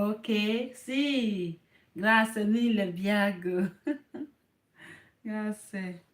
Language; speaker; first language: Italian; non-native, learner; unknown